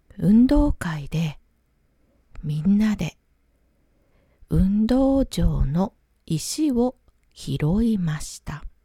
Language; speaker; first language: Japanese; native; Japanese